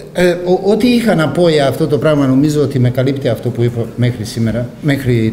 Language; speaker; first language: Greek; non-native, fluent; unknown